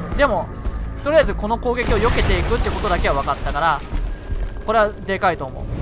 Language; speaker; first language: Japanese; native; Japanese